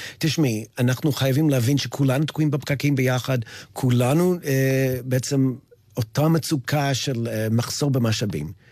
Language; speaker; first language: Hebrew; non-native, fluent; English